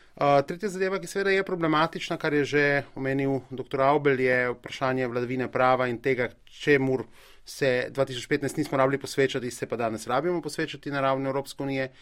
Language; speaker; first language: Slovenian; native; Slovenian